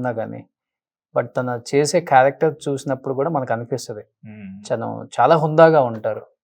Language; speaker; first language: Telugu; native; Telugu